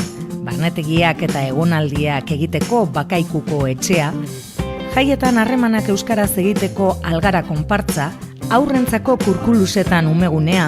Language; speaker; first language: Basque; native; Basque